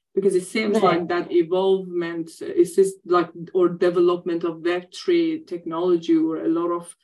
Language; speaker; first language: English; non-native, fluent; Persian